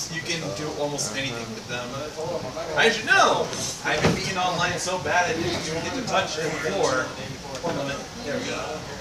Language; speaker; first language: English; native; English